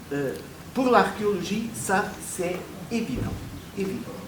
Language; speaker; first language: French; non-native, fluent; Portuguese